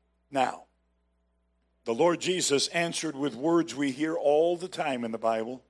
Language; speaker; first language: English; native; English